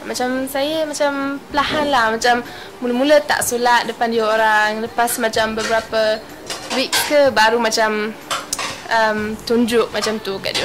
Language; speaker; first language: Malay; non-native, fluent; German